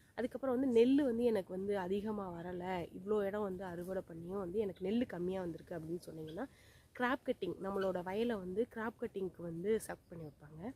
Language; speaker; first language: Tamil; native; Tamil